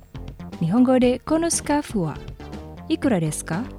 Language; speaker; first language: Japanese; non-native, fluent; Indonesian